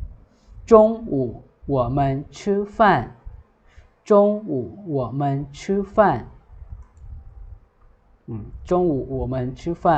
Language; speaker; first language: Chinese; non-native, fluent; Lao